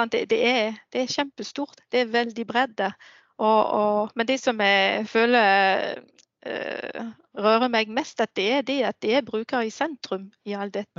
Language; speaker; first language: Norwegian; non-native, fluent; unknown